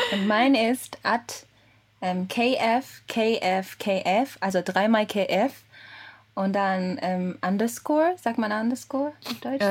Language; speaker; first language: German; early bilingual, other home language; Japanese